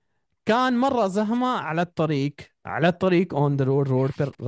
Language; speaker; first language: Arabic; non-native, fluent; Urdu